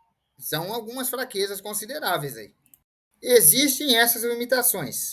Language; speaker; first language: Portuguese; native; Portuguese